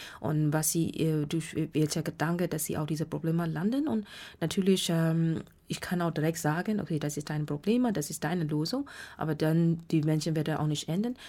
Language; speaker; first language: German; non-native, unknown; Burmese